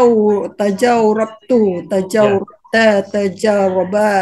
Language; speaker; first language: Arabic; non-native, learner; Malay